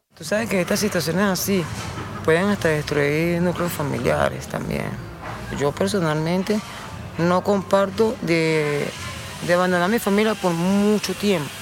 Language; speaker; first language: Spanish; native; Spanish